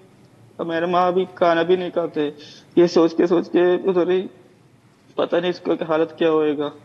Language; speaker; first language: Hindi; non-native, local second language; Malayalam